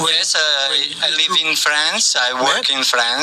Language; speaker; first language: English; non-native, learner; Portuguese